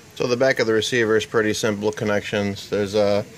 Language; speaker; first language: English; native; English